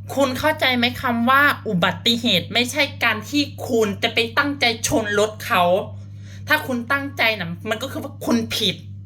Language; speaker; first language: Thai; non-native, fluent; Lao